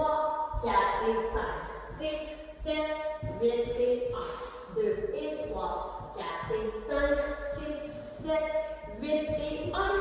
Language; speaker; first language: French; native; French